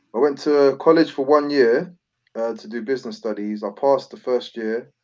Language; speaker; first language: English; native; English